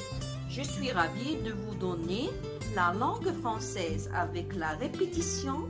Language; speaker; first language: French; non-native, fluent; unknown